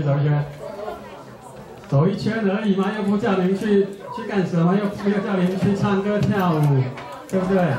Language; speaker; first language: Chinese; native; Chinese